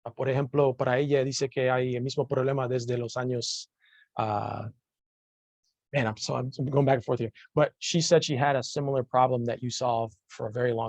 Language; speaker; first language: Spanish; non-native, learner; English